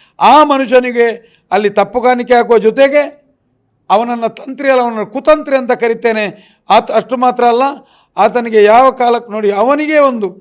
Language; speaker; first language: Kannada; non-native, local second language; Tulu